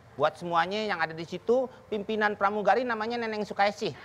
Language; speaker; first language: Indonesian; native; Indonesian